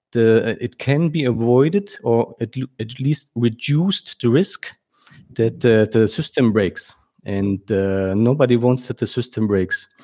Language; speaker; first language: English; non-native, fluent; German